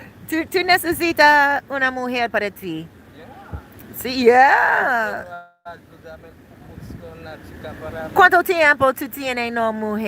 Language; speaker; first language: Spanish; non-native, learner; English